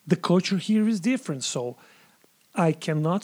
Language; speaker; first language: English; non-native, fluent; Portuguese